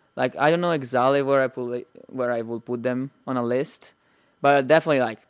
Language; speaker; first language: English; non-native, fluent; Italian